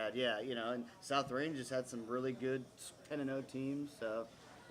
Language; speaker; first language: English; native; English